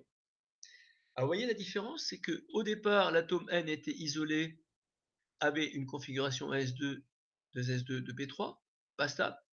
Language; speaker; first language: French; native; French